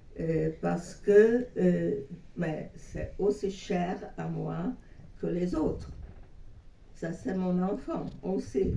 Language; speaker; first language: French; non-native, fluent; Hungarian